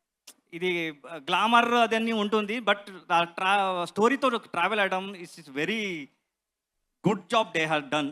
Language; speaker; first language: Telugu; non-native, learner; Kannada